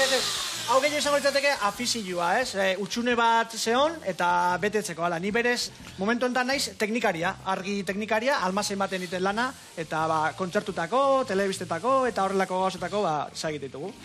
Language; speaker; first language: Basque; native; Basque